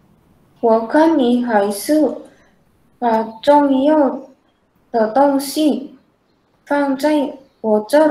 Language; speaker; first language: Chinese; non-native, learner; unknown